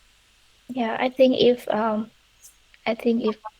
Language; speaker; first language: English; non-native, learner; Vietnamese